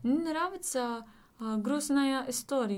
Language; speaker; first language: Russian; non-native, learner; English